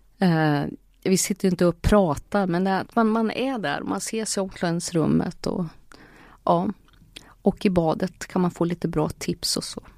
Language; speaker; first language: Swedish; native; Swedish